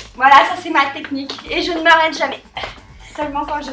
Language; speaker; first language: French; non-native, learner; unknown